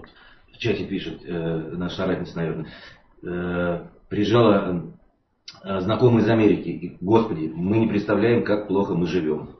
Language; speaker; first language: Russian; native; Russian